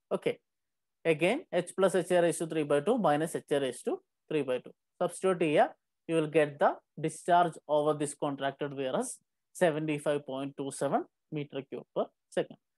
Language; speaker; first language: English; non-native, local second language; Malayalam